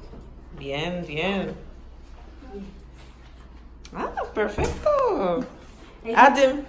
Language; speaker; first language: Spanish; non-native, learner; English